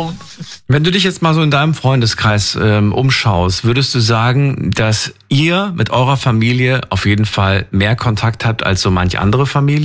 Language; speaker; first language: German; native; German